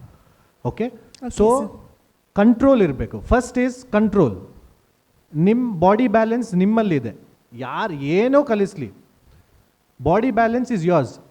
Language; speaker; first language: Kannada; non-native, local second language; Tulu